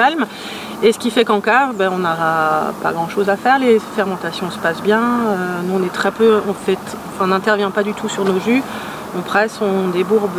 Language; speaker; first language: French; native; French